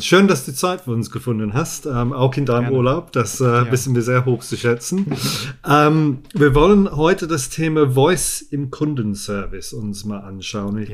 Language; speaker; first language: German; non-native, fluent; English